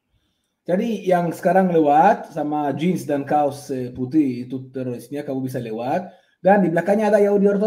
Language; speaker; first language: Indonesian; non-native, fluent; Hebrew